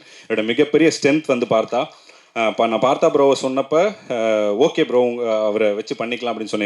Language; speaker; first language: Tamil; native; Tamil